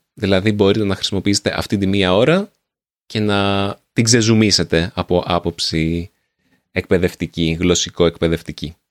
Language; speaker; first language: Greek; native; Greek